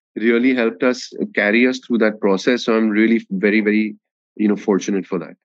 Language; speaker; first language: English; non-native, local second language; Hindi